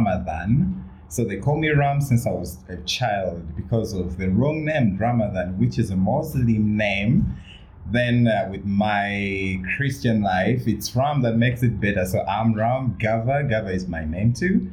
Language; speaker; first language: English; non-native, local second language; Ganda